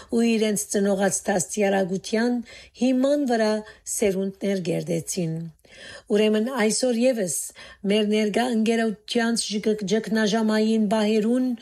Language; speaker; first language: Armenian; native; Armenian